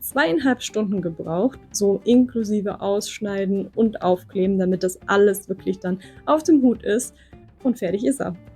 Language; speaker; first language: German; native; German